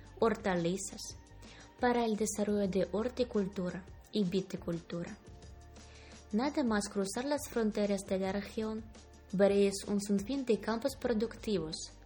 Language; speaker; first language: Spanish; non-native, learner; Ukrainian